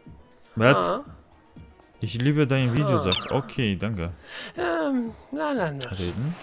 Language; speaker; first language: German; non-native, learner; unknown